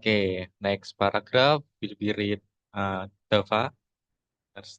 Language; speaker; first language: English; non-native, learner; Indonesian